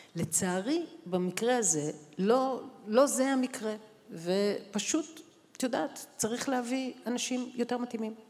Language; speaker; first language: Hebrew; native; Hebrew